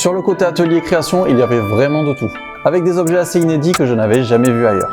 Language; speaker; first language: French; native; French